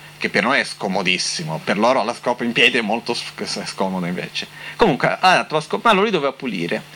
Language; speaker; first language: Italian; non-native, fluent; Portuguese